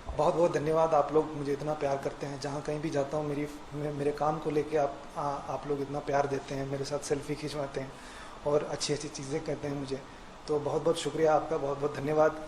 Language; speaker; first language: Hindi; non-native, local second language; Kannada